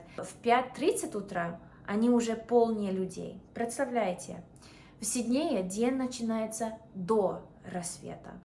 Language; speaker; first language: Russian; non-native, fluent; English